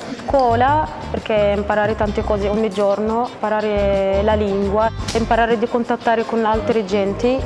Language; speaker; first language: Italian; non-native, learner; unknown